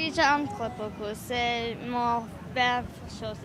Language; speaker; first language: French; non-native, learner; English